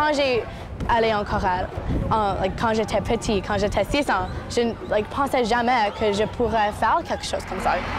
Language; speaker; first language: French; non-native, local second language; English